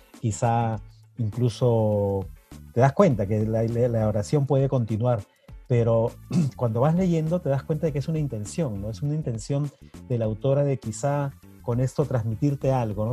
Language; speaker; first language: Spanish; native; Spanish